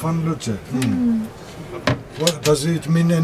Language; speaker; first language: English; non-native, learner; Greek